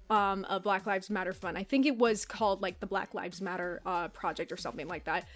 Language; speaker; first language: English; native; English